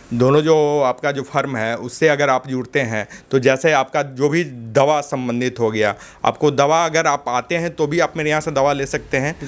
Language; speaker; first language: Hindi; native; Hindi